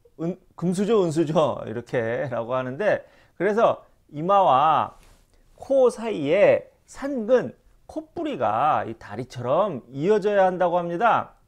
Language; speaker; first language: Korean; native; Korean